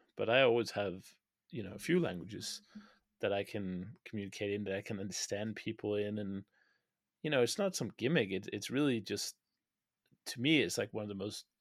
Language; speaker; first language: English; non-native, fluent; Danish